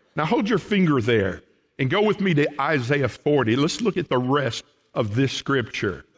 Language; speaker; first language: English; native; English